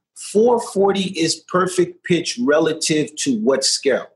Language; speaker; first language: English; early bilingual, other home language; Haitian Creole